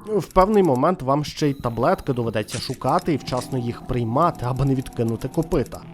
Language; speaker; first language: Ukrainian; native; Ukrainian